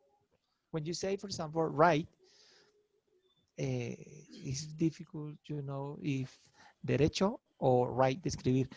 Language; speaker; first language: English; non-native, learner; Spanish